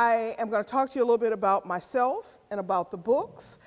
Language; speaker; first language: English; native; English